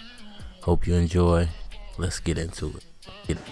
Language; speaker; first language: English; native; English